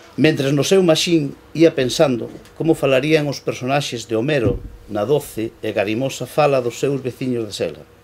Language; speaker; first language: Galician; native; Galician